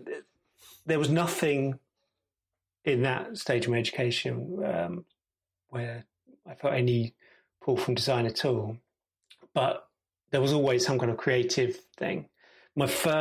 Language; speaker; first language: English; native; English